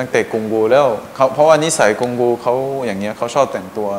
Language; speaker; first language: French; non-native, fluent; Thai